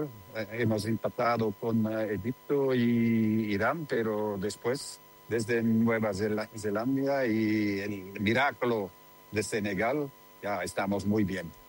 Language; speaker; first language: Spanish; non-native, learner; Dutch